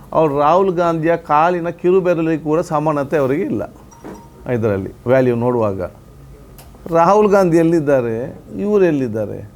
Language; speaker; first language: Kannada; non-native, local second language; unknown